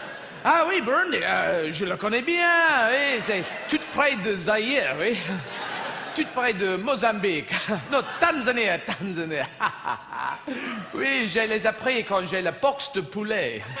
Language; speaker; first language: French; non-native, fluent; English